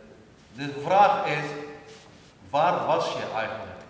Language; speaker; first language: Dutch; non-native, learner; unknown